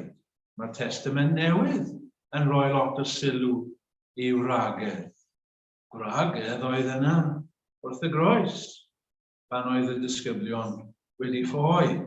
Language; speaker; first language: Welsh; native; Welsh